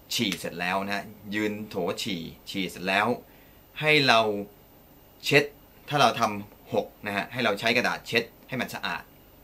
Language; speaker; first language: Thai; non-native, fluent; Japanese